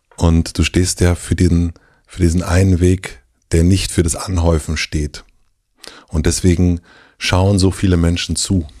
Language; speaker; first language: German; native; German